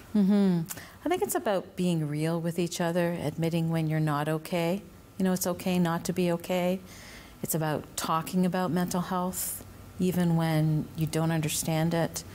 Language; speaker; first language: English; native; English